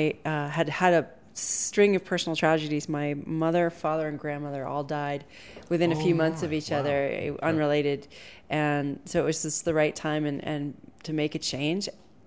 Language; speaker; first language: English; native; English